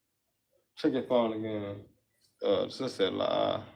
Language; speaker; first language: English; native; English